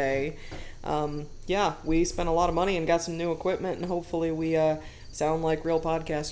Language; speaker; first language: English; native; English